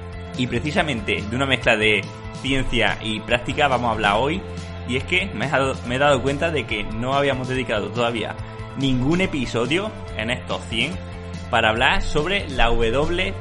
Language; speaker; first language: Spanish; native; Spanish